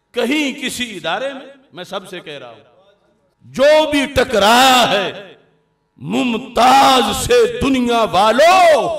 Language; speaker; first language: Urdu; non-native, local second language; Punjabi